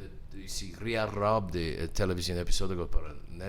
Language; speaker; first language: Spanish; non-native, learner; English